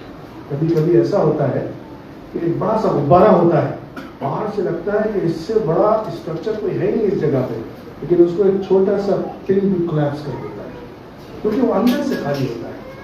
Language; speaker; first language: Urdu; native; Urdu